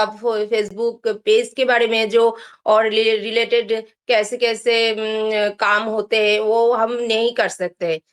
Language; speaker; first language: Hindi; non-native, local second language; Bangla